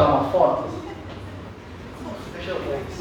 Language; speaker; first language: Portuguese; native; Portuguese